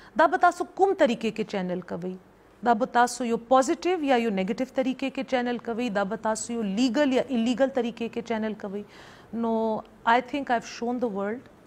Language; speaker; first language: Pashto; non-native, local second language; Northern Hindko